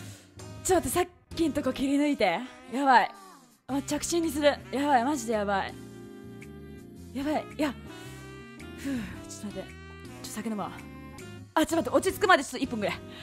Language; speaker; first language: Japanese; native; Japanese